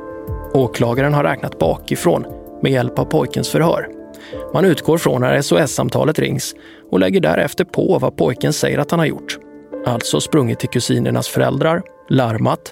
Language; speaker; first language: Swedish; native; Swedish